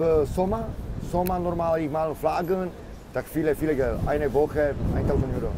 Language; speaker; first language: German; non-native, learner; Czech